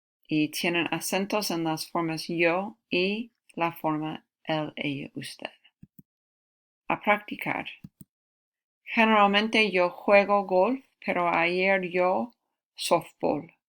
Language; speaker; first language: Spanish; non-native, fluent; English